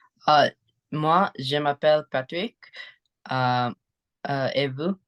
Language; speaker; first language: French; non-native, learner; English